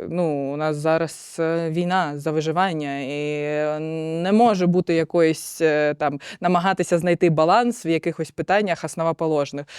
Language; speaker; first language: Ukrainian; non-native, local second language; Russian